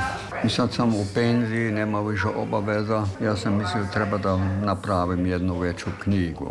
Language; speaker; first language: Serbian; non-native, fluent; German